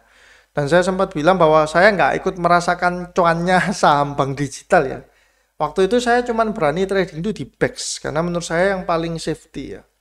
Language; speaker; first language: Indonesian; native; Indonesian